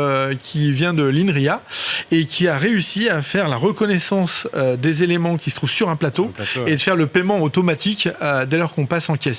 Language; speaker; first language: French; native; French